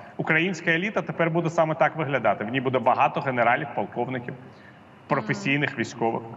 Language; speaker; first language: Ukrainian; non-native, local second language; Russian